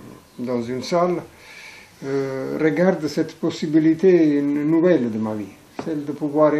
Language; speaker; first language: French; non-native, fluent; Italian